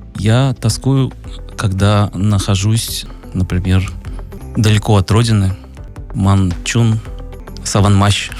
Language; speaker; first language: Russian; native; Russian